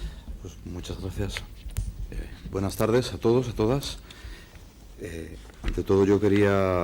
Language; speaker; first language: Spanish; native; Spanish